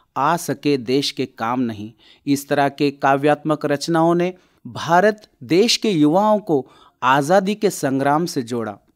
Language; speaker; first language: Hindi; non-native, local second language; Marathi